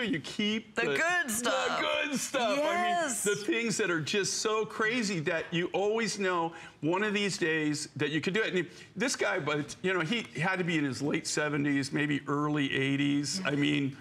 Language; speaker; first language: English; native; English